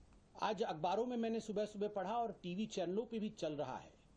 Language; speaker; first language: Hindi; native; Hindi